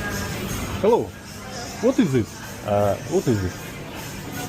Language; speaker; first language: English; non-native, learner; Russian